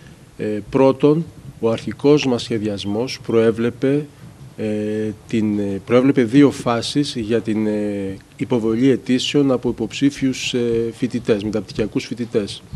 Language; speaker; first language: Greek; native; Greek